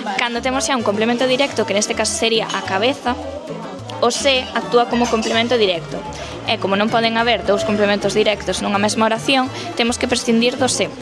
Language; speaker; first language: Galician; native; Galician